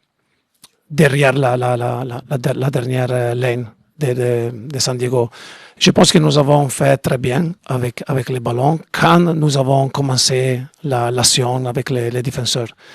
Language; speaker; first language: French; non-native, learner; Italian